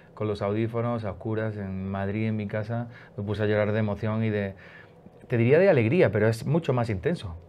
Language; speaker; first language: Spanish; native; Spanish